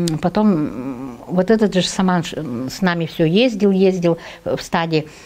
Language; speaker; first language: Russian; non-native, local second language; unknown